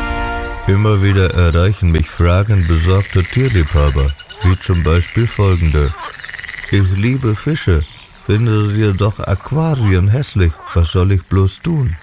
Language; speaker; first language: German; native; German